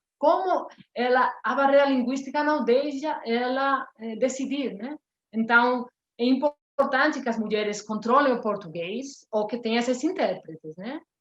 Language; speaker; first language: Portuguese; non-native, fluent; Spanish